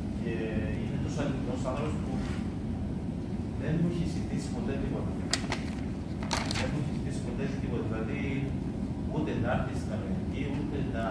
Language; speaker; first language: Greek; early bilingual, other home language; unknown